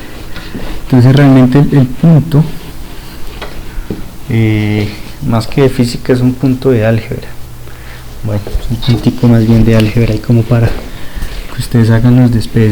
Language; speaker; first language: Spanish; native; Spanish